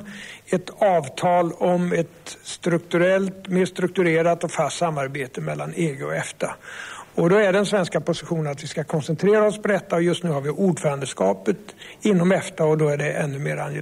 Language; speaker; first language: Swedish; native; Swedish